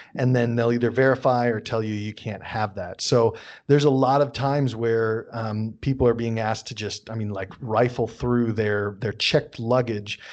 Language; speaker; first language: English; native; English